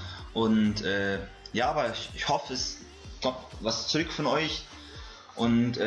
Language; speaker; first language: German; native; German